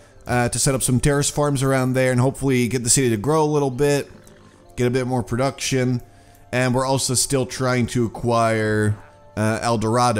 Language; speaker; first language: English; native; English